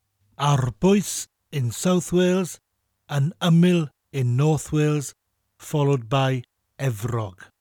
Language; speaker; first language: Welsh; non-native, fluent; English